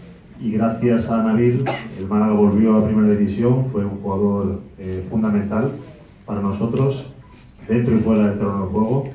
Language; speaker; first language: Spanish; native; Spanish